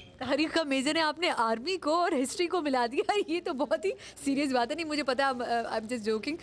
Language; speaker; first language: Urdu; native; Urdu